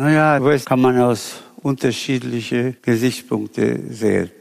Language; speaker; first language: German; non-native, fluent; Spanish